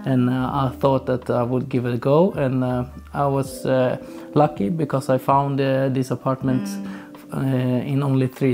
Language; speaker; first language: English; non-native, fluent; Swedish